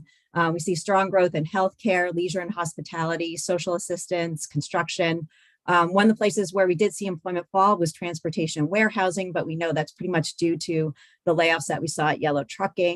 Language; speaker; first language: English; native; English